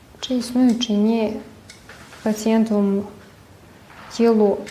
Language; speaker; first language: Ukrainian; early bilingual, heritage; Ukrainian